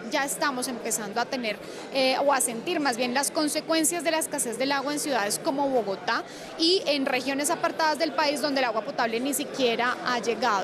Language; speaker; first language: Spanish; native; Spanish